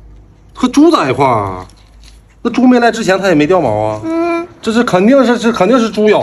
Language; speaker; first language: Chinese; native; Chinese